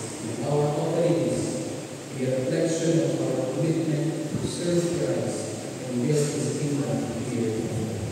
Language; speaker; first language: English; non-native, local second language; Filipino